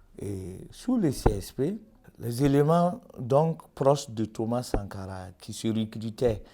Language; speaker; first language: French; native; French